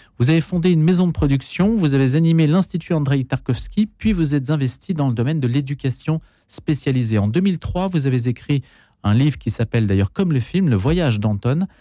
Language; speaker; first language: French; native; French